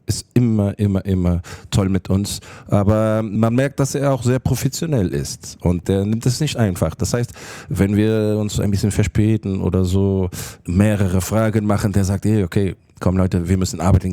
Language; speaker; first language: German; non-native, fluent; Portuguese